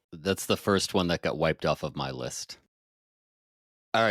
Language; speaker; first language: English; native; English